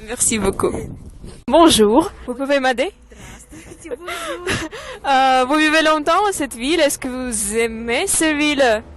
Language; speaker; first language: French; non-native, learner; Russian